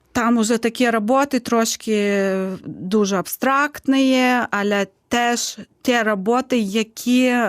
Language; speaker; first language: Ukrainian; non-native, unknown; Lithuanian